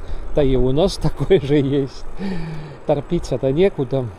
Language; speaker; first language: Russian; non-native, learner; Estonian